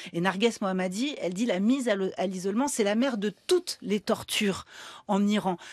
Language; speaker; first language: French; native; French